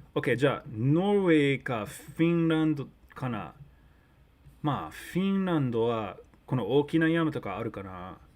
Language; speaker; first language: Japanese; early bilingual, other home language; English